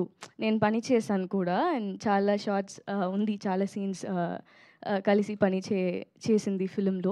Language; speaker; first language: Telugu; non-native, local second language; Tamil